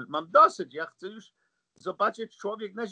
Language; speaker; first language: Polish; non-native, learner; English